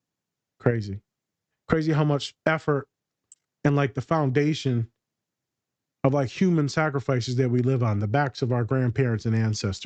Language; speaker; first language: English; native; English